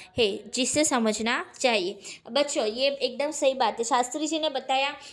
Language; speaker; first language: Hindi; non-native, local second language; Gujarati